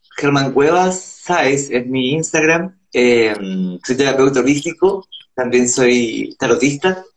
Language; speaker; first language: Spanish; native; Spanish